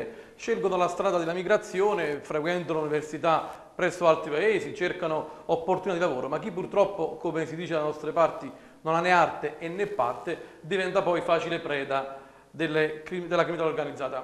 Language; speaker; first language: Italian; native; Italian